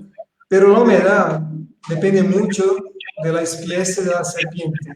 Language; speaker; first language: Spanish; non-native, fluent; Portuguese